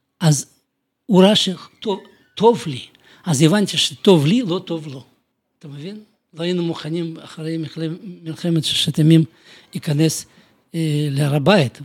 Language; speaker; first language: Hebrew; non-native, fluent; Russian